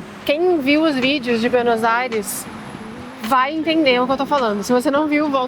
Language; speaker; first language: Portuguese; native; Portuguese